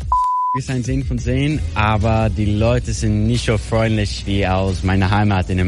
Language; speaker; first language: German; non-native, fluent; English